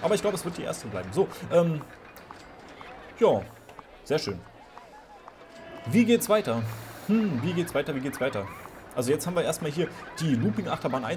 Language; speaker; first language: German; native; German